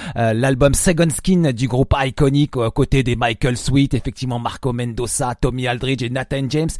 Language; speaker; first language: French; native; French